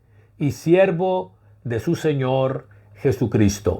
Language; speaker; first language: Spanish; native; Spanish